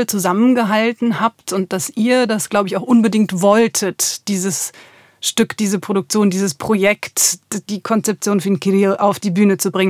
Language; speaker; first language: German; native; German